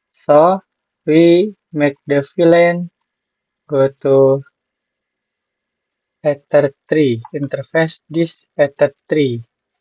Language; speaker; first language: English; non-native, learner; Indonesian